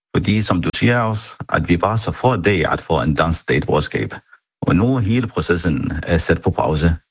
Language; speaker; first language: Danish; non-native, fluent; Arabic